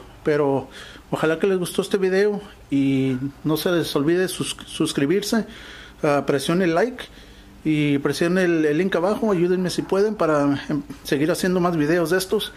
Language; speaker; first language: Spanish; early bilingual, heritage; Spanish